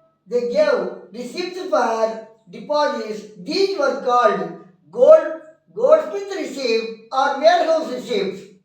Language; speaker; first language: English; non-native, local second language; Telugu